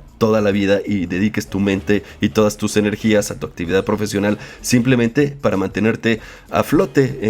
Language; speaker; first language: Spanish; native; Spanish